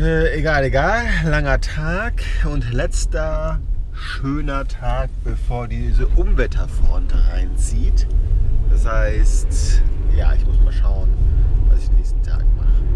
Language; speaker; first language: German; native; German